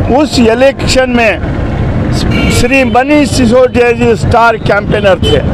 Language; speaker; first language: Hindi; non-native, local second language; Urdu